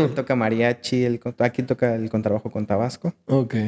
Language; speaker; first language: Spanish; native; Spanish